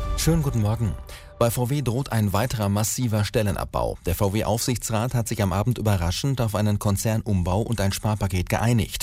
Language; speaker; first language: German; native; German